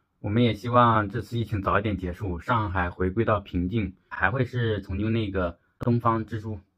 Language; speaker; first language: Chinese; native; Chinese